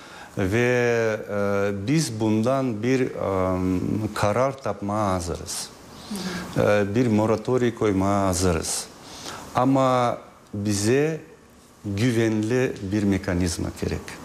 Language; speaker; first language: Turkish; non-native, fluent; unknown